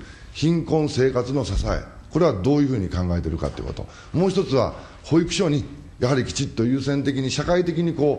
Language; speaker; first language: Japanese; native; Japanese